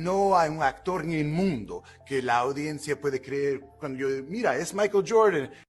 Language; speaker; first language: Spanish; non-native, fluent; English